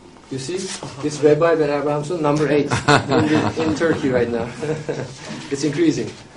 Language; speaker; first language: English; non-native, fluent; Turkish